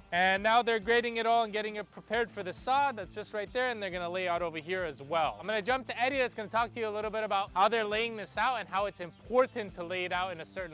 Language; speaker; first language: English; native; English